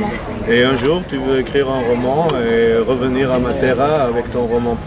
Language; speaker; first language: French; non-native, fluent; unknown